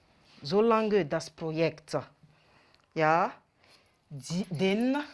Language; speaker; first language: German; non-native, fluent; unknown